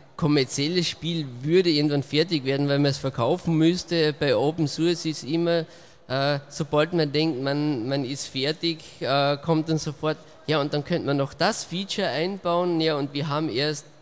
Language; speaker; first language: German; native; German